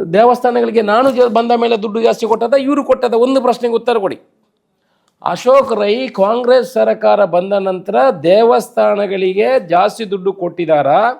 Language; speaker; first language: Kannada; non-native, local second language; Tulu